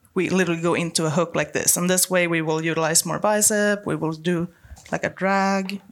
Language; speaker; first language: English; non-native, fluent; Swedish